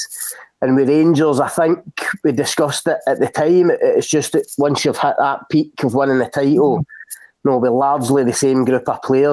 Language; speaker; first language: English; native; English